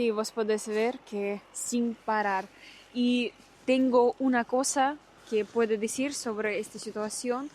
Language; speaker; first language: Spanish; non-native, learner; Russian